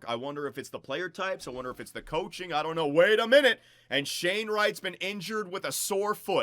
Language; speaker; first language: English; native; English